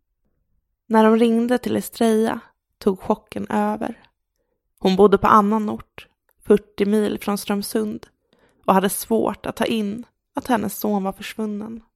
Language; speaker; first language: Swedish; native; Swedish